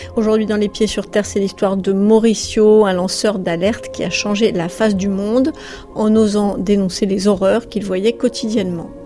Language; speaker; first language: French; native; French